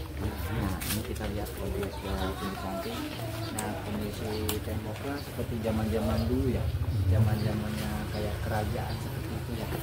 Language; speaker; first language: Indonesian; native; Indonesian